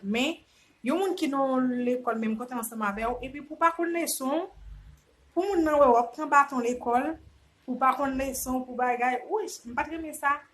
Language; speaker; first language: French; non-native, learner; Haitian Creole